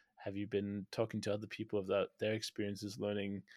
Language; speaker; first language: English; non-native, fluent; Danish